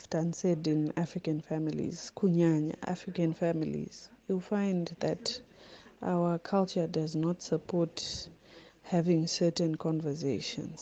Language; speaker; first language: English; non-native, local second language; Shona